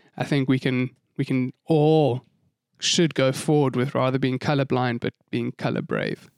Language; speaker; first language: English; native; English